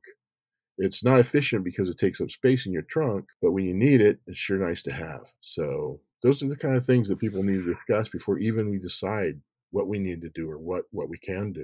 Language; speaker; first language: English; native; English